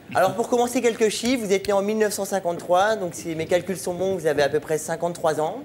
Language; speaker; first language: French; native; French